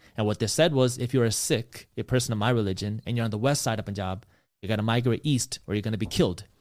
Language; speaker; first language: English; early bilingual, other home language; Punjabi